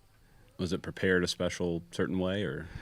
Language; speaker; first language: English; native; English